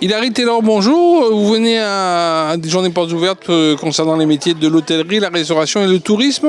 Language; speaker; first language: French; native; French